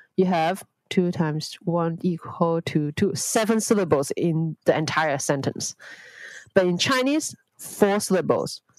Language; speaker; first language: English; non-native, local second language; Cantonese